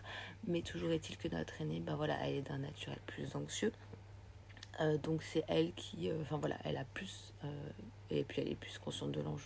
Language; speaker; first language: French; native; French